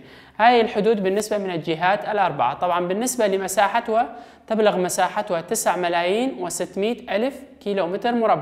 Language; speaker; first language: Arabic; non-native, local second language; Kurdish